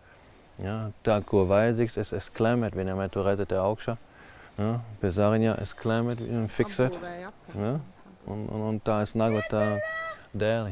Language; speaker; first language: Latvian; non-native, learner; German